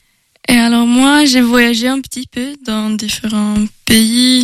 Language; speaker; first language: French; non-native, learner; Swedish